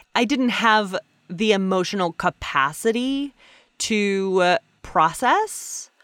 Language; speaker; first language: English; native; English